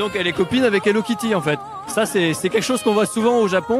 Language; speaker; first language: French; native; French